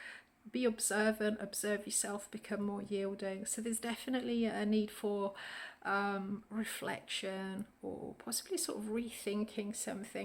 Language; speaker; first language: English; native; English